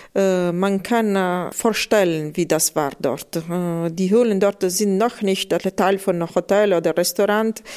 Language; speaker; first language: German; non-native, fluent; Italian